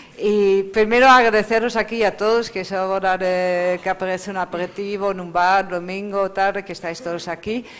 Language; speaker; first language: Spanish; non-native, fluent; Dutch